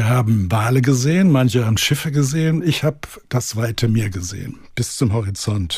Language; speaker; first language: German; native; German